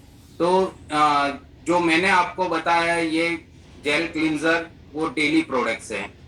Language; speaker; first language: Hindi; native; Hindi